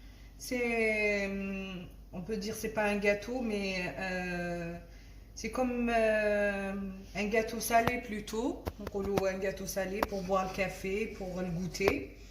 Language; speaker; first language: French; non-native, local second language; Arabic